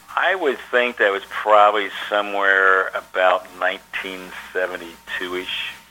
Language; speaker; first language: English; native; English